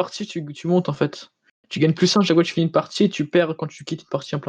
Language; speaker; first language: French; native; French